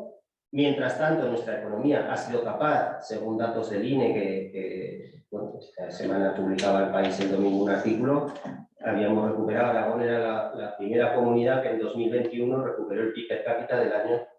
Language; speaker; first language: Spanish; native; Spanish